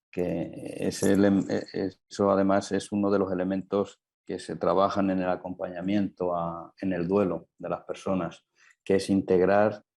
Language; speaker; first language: Spanish; native; Spanish